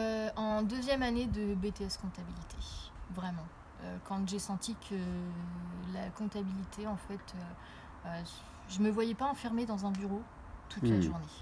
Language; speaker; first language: French; native; French